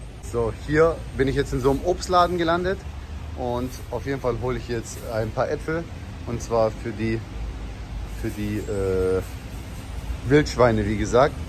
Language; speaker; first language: German; early bilingual, other home language; Turkish